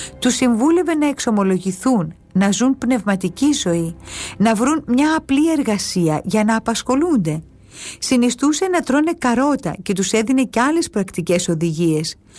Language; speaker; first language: Greek; native; Greek